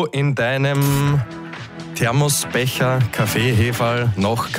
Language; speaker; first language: German; native; German